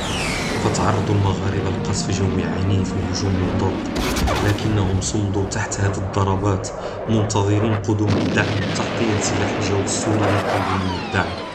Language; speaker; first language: Arabic; native; Arabic